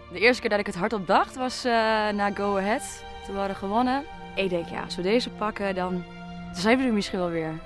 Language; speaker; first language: Dutch; native; Dutch